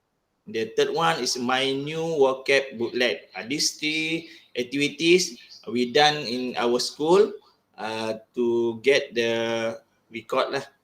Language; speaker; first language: English; non-native, local second language; Malay